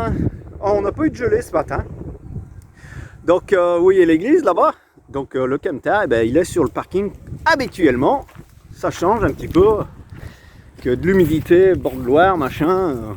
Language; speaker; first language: French; native; French